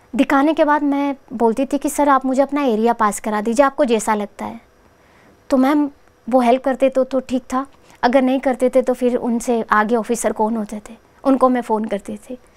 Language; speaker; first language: Hindi; native; Hindi